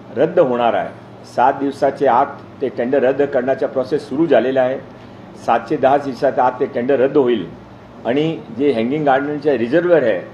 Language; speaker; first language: Marathi; non-native, local second language; Hindi